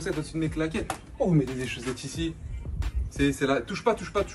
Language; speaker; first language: French; native; French